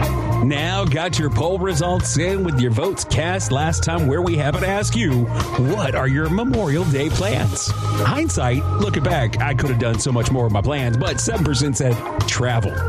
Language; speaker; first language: English; native; English